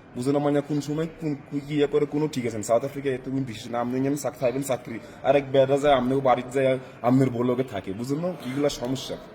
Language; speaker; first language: Bangla; non-native, learner; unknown